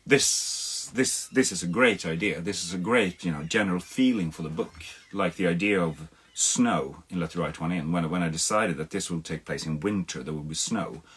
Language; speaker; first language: English; non-native, fluent; Swedish